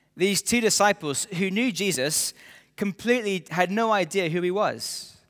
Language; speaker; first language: English; native; English